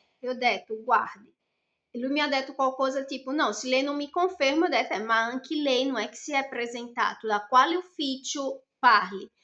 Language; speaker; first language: Italian; non-native, fluent; Portuguese